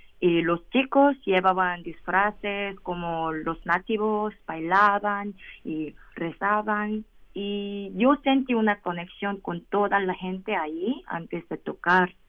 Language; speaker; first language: Spanish; non-native, learner; Korean